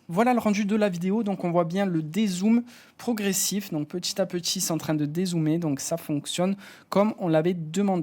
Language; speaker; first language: French; native; French